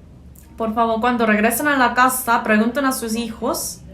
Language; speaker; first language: Spanish; non-native, fluent; Korean